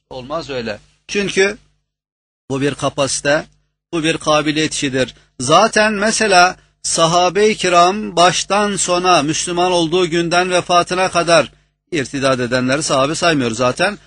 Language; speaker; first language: Turkish; native; Turkish